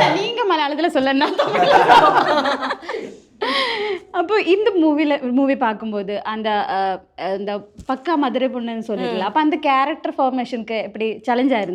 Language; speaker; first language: Tamil; non-native, learner; Malayalam